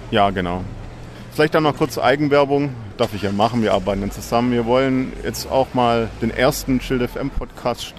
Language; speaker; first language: German; native; German